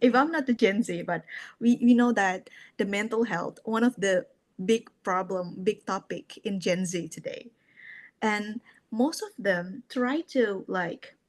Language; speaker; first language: English; non-native, fluent; Indonesian